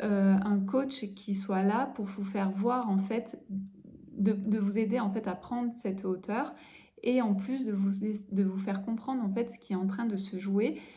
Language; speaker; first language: French; native; French